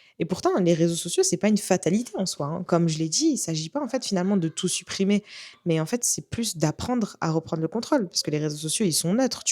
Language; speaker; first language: French; native; French